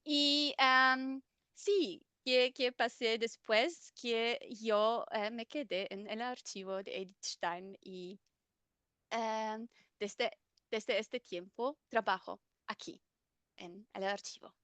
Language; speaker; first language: Spanish; non-native, fluent; German